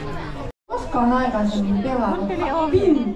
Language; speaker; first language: Finnish; native; Finnish